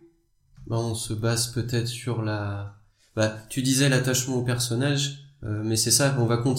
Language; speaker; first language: French; native; French